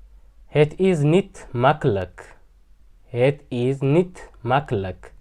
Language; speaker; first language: Dutch; non-native, fluent; Tigrinya